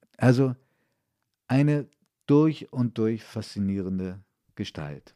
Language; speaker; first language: German; early bilingual, other home language; Italian